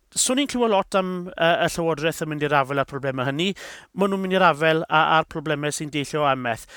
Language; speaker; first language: Welsh; native; Welsh